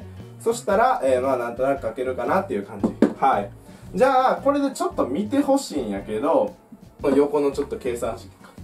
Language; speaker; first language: Japanese; native; Japanese